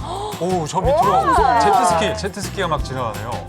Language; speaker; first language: Korean; native; Korean